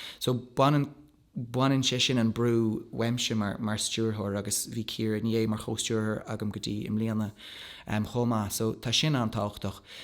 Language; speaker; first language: Irish; non-native, local second language; English